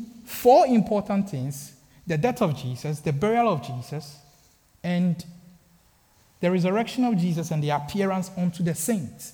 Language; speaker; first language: English; non-native, local second language; Akan